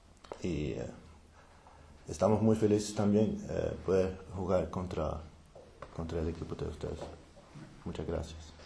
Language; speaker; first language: Spanish; non-native, learner; Danish